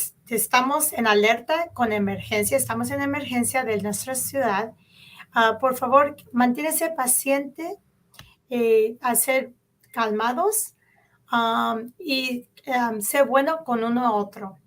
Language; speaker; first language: Spanish; early bilingual, heritage; Spanish